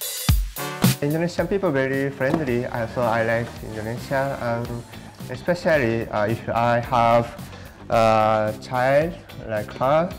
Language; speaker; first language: English; non-native, learner; Japanese